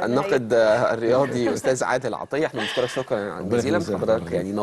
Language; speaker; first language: Arabic; native; Arabic